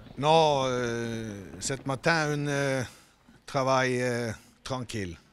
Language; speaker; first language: French; non-native, learner; Swedish